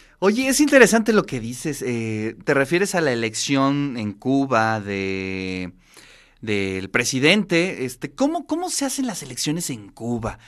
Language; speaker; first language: Spanish; native; Spanish